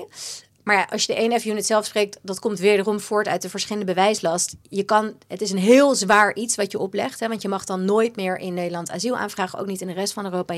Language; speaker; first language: Dutch; native; Dutch